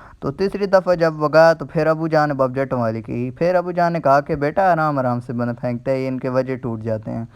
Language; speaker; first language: Urdu; non-native, local second language; Punjabi